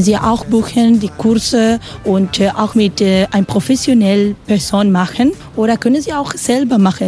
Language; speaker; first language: German; non-native, learner; Spanish